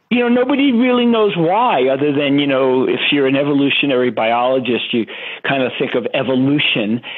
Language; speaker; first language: English; native; English